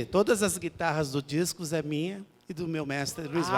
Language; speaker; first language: Portuguese; native; Portuguese